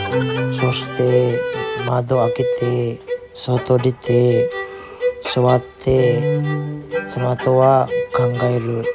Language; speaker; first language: Japanese; non-native, learner; Filipino